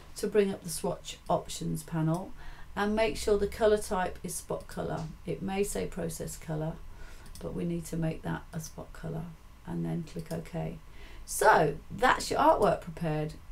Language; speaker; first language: English; native; English